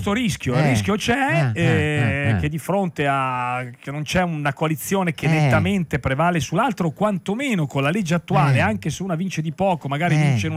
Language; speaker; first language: Italian; native; Italian